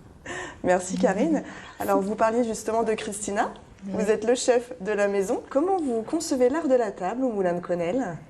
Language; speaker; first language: French; native; French